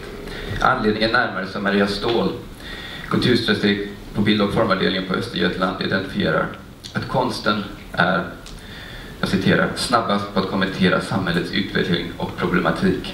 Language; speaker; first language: Swedish; native; Swedish